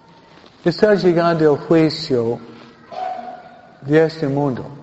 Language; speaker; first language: Spanish; non-native, fluent; English